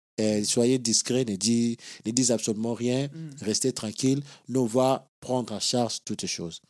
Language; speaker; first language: French; non-native, local second language; Lingala